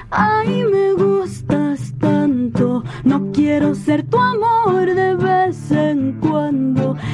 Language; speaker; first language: Spanish; early bilingual, heritage; Spanish